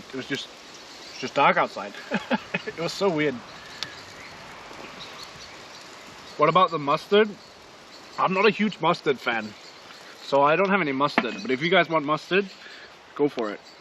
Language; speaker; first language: English; non-native, fluent; Danish